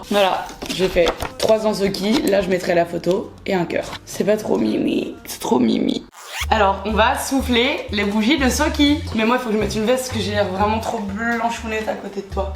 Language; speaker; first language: French; native; French